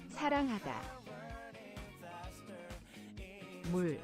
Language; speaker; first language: Korean; non-native, learner; English